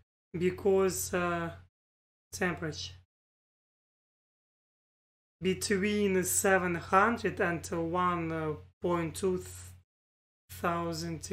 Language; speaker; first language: English; non-native, learner; Russian